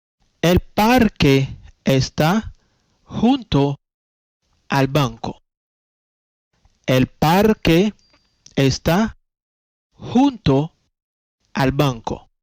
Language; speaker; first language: Spanish; non-native, fluent; Haitian Creole